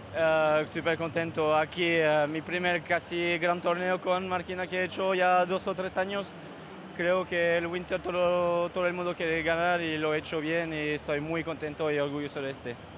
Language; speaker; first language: Spanish; non-native, fluent; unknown